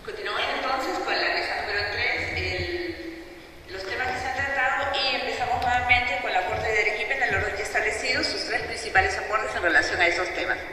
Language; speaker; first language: Spanish; native; Spanish